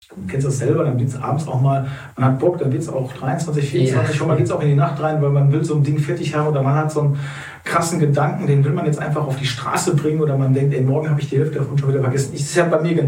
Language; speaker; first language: German; native; German